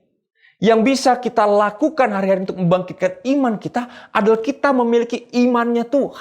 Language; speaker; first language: Indonesian; native; Indonesian